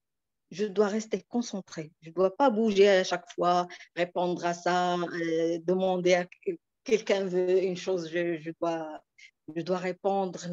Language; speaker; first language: French; non-native, local second language; Arabic